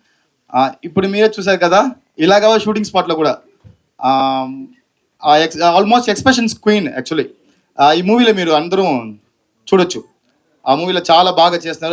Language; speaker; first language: Telugu; non-native, fluent; Tamil